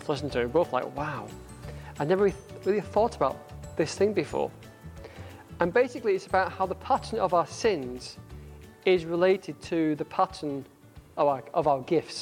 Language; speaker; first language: English; native; English